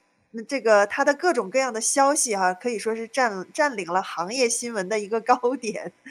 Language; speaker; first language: Chinese; native; Chinese